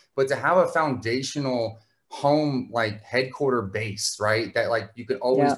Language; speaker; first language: English; native; English